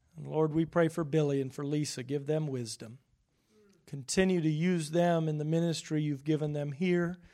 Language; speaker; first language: English; native; English